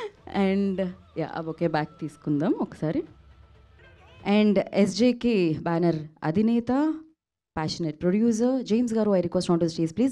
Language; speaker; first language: Telugu; native; Telugu